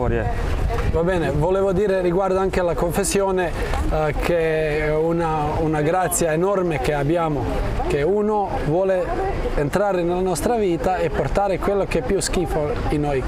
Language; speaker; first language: Italian; non-native, fluent; Croatian